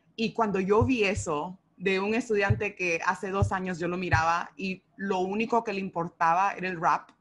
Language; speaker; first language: Spanish; early bilingual, heritage; Spanish